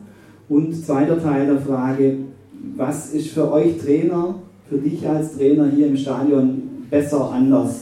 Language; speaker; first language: German; native; German